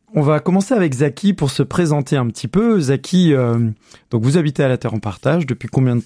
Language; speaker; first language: French; native; French